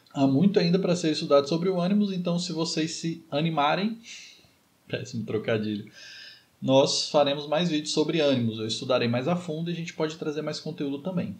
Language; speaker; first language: Portuguese; native; Portuguese